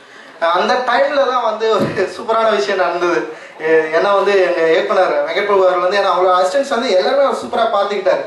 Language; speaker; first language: Tamil; native; Tamil